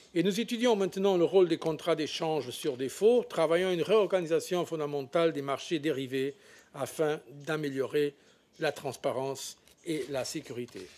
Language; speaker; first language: French; non-native, fluent; Portuguese